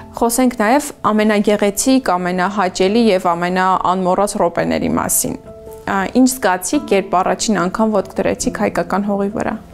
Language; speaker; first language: Armenian; native; Armenian